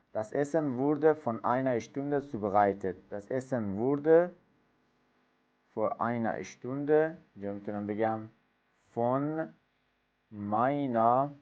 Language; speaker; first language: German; non-native, fluent; Persian